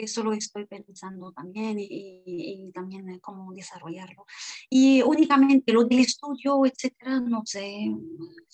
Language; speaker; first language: Spanish; non-native, fluent; French